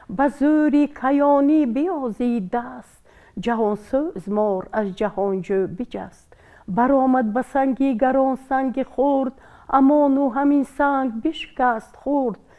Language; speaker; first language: Tajik; non-native, local second language; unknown